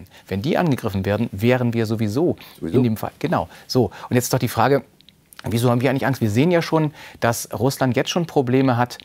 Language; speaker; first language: German; native; German